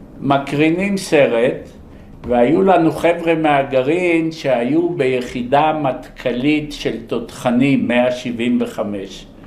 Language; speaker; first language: Hebrew; early bilingual, other home language; Polish